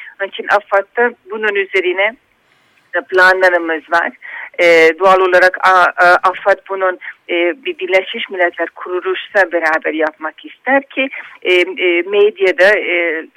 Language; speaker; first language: Turkish; non-native, fluent; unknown